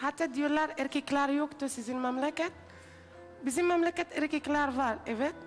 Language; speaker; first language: Turkish; non-native, learner; Arabic